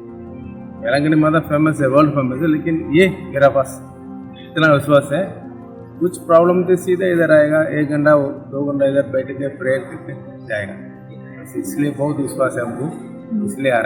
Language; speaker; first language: Hindi; non-native, local second language; Tamil